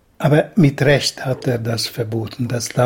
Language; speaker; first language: German; non-native, fluent; Hungarian